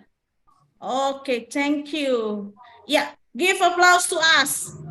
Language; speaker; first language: English; non-native, learner; Indonesian